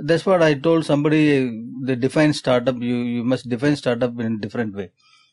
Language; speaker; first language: English; non-native, local second language; Tamil